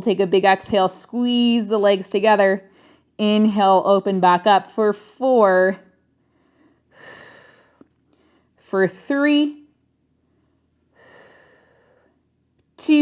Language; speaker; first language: English; native; English